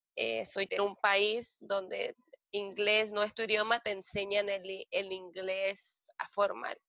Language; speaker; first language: Spanish; native; Spanish